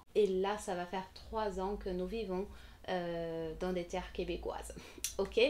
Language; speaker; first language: French; non-native, fluent; Portuguese